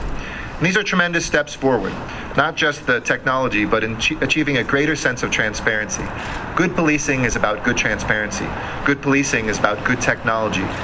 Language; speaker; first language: English; native; English